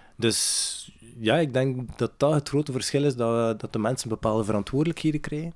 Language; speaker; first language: Dutch; native; Dutch